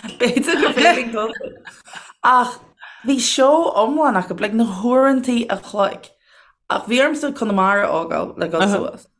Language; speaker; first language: Irish; native; Irish